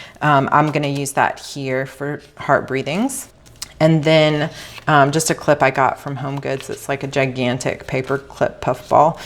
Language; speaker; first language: English; native; English